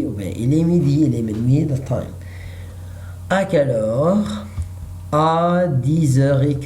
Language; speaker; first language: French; non-native, learner; Arabic